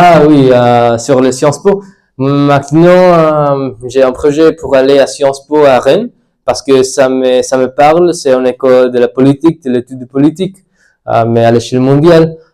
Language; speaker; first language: French; non-native, fluent; English